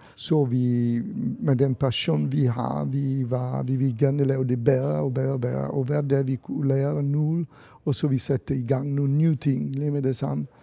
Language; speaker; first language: Danish; non-native, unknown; Italian